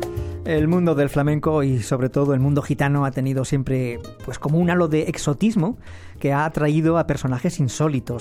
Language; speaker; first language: Spanish; native; Spanish